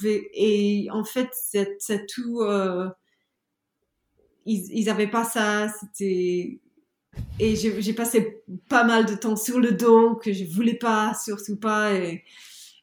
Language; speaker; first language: French; non-native, learner; English